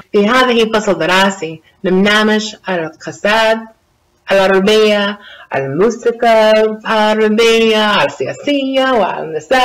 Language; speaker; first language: Arabic; non-native, learner; English